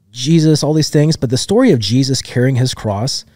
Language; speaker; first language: English; native; English